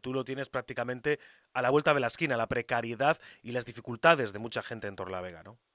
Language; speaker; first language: Spanish; native; Spanish